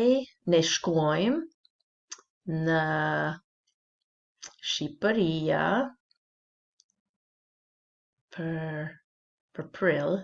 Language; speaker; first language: Albanian; non-native, learner; English